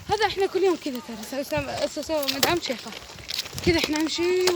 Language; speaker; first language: Arabic; non-native, learner; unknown